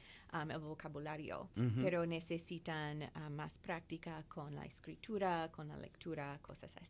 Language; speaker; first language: Spanish; non-native, fluent; English